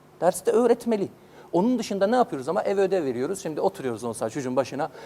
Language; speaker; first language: Turkish; native; Turkish